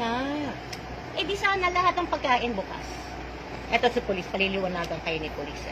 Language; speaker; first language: Filipino; native; Filipino